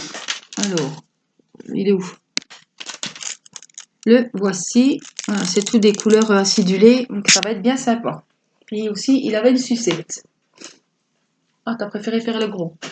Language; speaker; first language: French; native; French